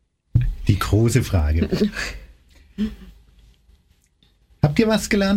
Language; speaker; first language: German; native; German